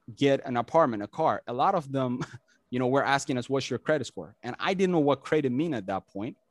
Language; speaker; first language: English; non-native, fluent; Amharic